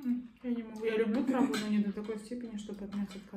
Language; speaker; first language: Russian; non-native, local second language; Kazakh